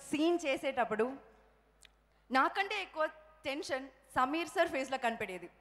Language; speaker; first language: Telugu; non-native, local second language; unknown